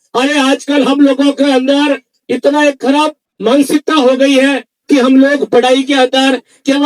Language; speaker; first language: Hindi; non-native, local second language; Kannada